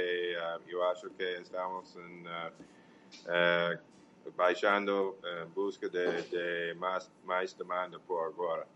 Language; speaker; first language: Portuguese; non-native, learner; English